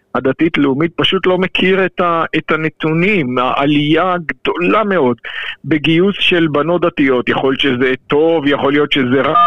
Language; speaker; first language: Hebrew; native; Hebrew